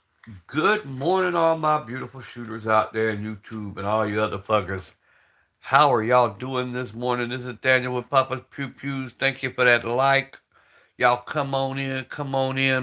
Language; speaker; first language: English; native; English